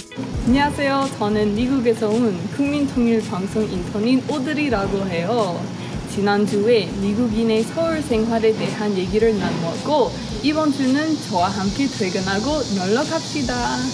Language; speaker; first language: Korean; non-native, fluent; English